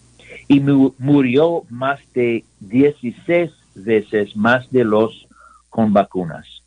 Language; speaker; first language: Spanish; non-native, learner; English